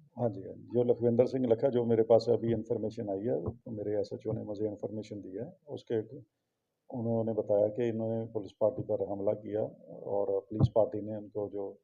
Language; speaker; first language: Hindi; non-native, local second language; Punjabi